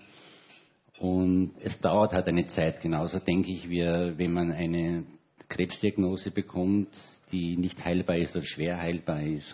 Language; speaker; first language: German; native; German